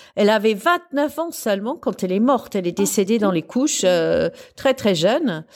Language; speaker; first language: French; non-native, fluent; English